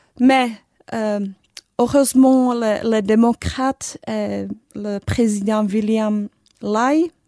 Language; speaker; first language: French; non-native, fluent; Czech